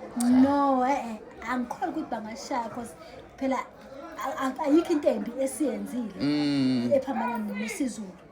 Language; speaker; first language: Zulu; native; Zulu